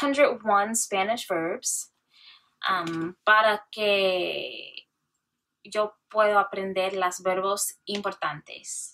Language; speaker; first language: Spanish; non-native, learner; English